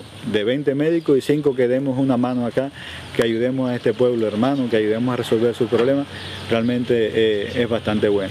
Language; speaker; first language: Spanish; native; Spanish